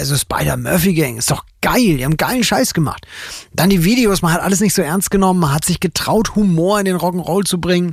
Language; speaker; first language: German; native; German